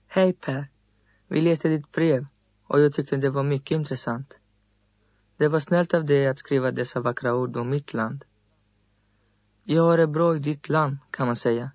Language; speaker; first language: Swedish; early bilingual, other home language; Greek